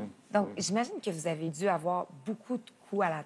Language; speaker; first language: French; native; French